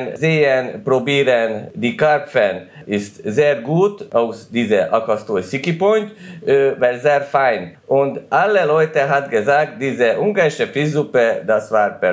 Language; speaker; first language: German; non-native, learner; Hungarian